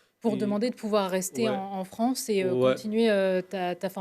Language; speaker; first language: French; native; French